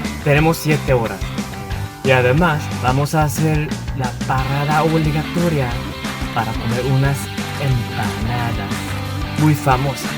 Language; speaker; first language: Spanish; non-native, learner; Korean